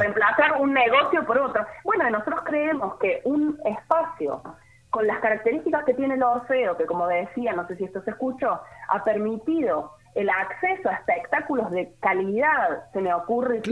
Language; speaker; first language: Spanish; native; Spanish